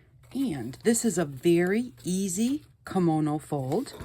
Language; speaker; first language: English; native; English